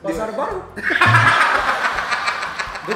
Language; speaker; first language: Indonesian; non-native, learner; Japanese